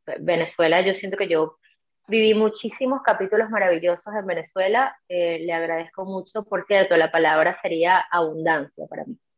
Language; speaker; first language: Spanish; native; Spanish